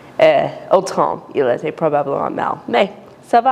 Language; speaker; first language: French; non-native, learner; English